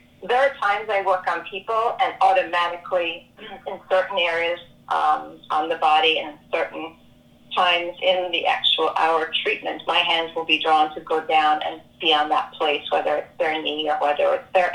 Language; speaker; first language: English; native; English